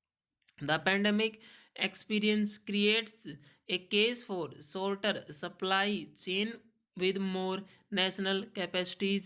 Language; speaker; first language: English; non-native, local second language; Hindi